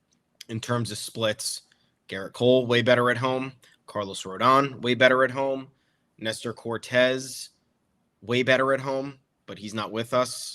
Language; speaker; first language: English; native; English